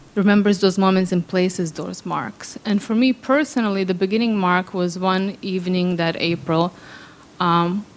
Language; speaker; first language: English; early bilingual, other home language; Serbian